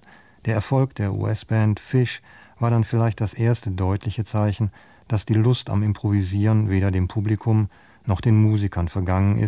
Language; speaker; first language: German; native; German